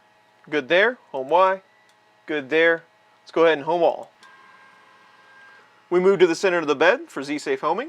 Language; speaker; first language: English; native; English